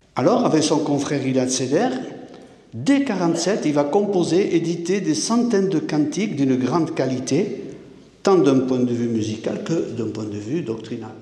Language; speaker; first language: French; native; French